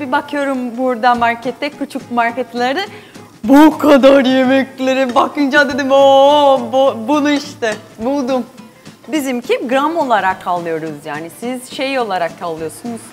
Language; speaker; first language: Turkish; non-native, learner; Portuguese